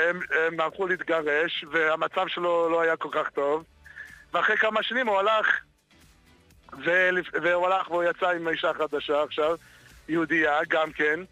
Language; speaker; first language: Hebrew; non-native, fluent; English